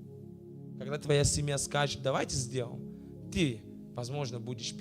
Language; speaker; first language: Russian; non-native, fluent; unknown